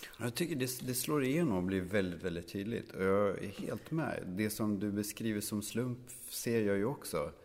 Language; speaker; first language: Swedish; native; Swedish